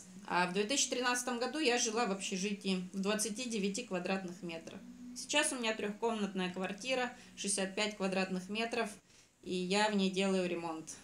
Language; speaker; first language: Russian; native; Russian